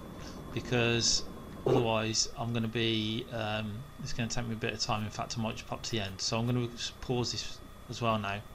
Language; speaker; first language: English; native; English